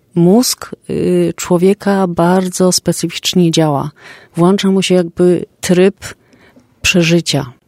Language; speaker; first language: Polish; native; Polish